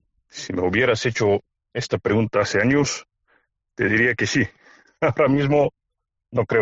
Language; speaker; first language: Spanish; non-native, fluent; Bulgarian